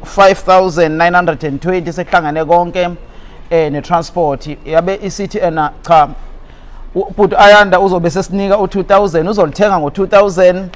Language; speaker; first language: Zulu; native; Zulu